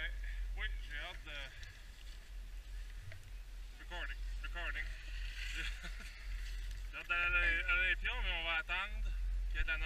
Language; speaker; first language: French; native; French